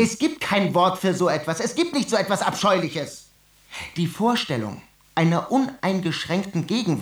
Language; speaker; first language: German; native; German